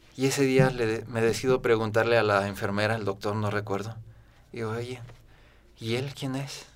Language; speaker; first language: Spanish; native; Spanish